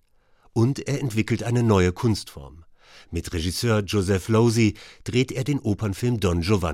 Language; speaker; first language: German; native; German